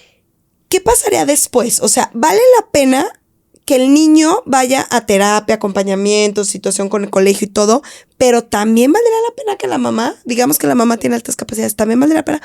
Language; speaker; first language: Spanish; native; Spanish